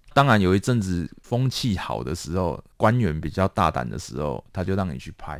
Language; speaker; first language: Chinese; native; Chinese